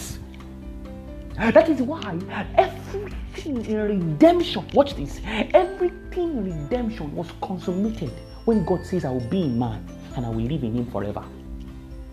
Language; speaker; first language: English; non-native, local second language; Yoruba